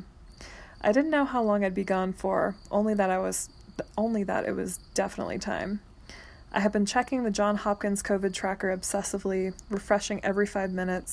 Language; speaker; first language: English; native; English